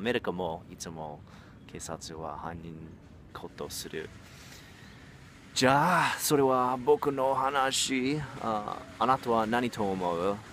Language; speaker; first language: Japanese; non-native, learner; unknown